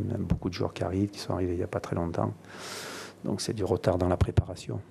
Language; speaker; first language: French; native; French